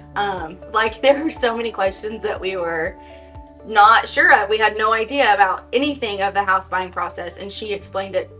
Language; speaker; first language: English; native; English